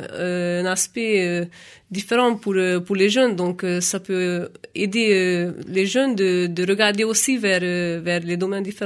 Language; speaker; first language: French; non-native, fluent; Hungarian